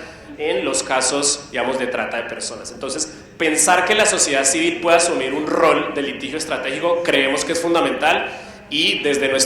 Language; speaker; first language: Spanish; native; Spanish